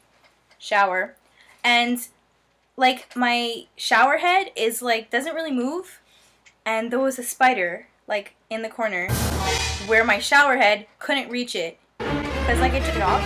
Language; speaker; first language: English; native; English